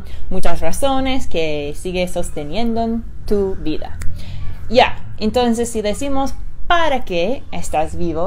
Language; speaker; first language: Spanish; non-native, fluent; English